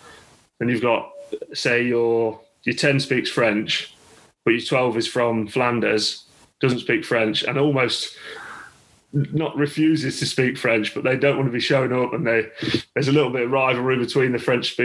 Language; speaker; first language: English; native; English